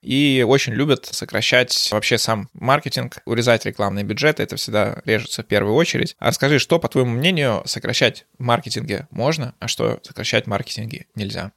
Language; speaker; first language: Russian; native; Russian